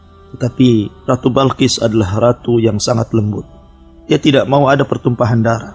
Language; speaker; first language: Indonesian; native; Indonesian